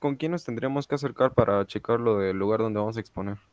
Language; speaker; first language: Spanish; native; Spanish